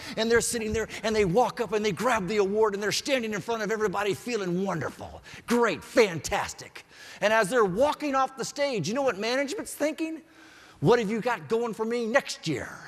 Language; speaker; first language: English; native; English